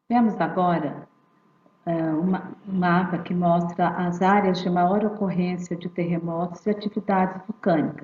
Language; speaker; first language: Portuguese; native; Portuguese